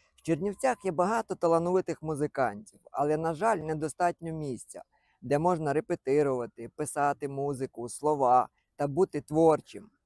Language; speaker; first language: Ukrainian; native; Ukrainian